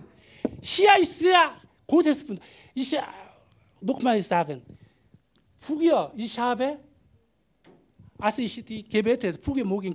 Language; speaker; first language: German; non-native, learner; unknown